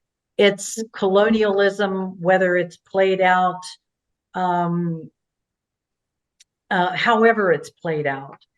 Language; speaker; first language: English; native; English